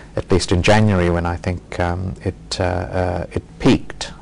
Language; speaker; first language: English; native; English